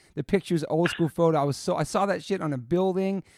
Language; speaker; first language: English; native; English